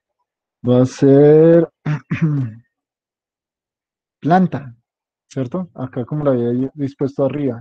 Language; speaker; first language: Spanish; native; Spanish